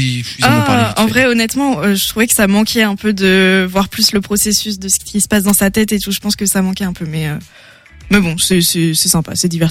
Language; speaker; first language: French; native; French